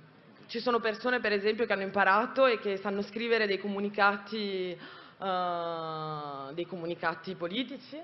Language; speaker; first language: Italian; native; Italian